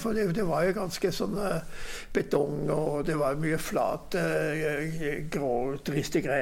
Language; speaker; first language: Norwegian; non-native, fluent; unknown